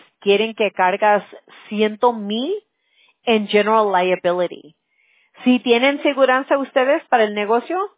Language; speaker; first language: Spanish; early bilingual, heritage; Spanish